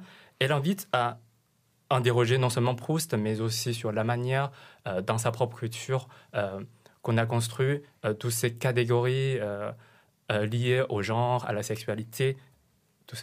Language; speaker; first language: French; non-native, fluent; Chinese